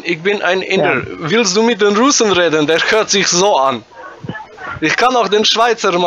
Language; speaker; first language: German; native; German